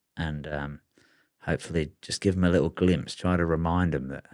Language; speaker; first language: English; native; English